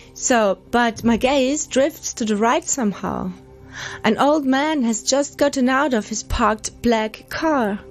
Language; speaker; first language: English; non-native, fluent; German